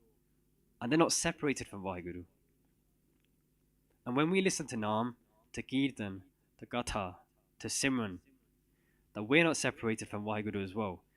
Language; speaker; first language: English; non-native, local second language; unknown